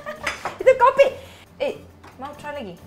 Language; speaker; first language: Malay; non-native, local second language; Cantonese